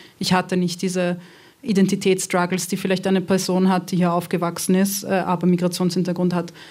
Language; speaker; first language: German; early bilingual, other home language; Croatian